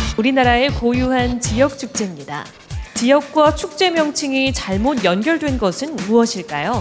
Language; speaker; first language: Korean; native; Korean